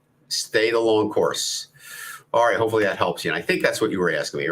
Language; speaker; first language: English; native; English